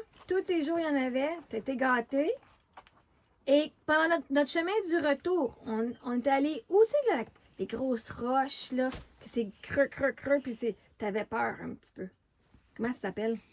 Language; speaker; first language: French; native; French